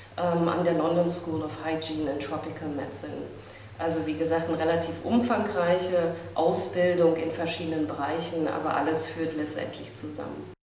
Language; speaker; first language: German; native; German